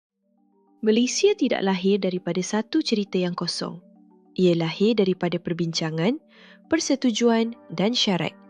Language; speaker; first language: Malay; native; Malay